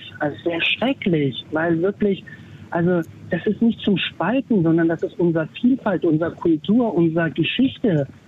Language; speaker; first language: German; early bilingual, other home language; Turkish